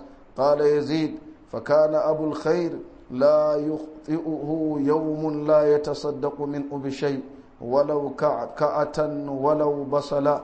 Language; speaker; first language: Arabic; non-native, fluent; Hausa